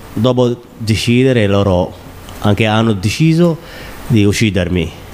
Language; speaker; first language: Italian; non-native, learner; Somali